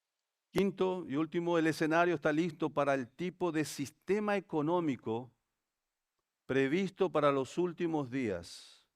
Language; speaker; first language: Spanish; native; Spanish